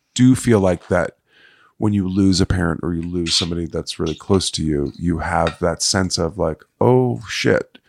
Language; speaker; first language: English; native; English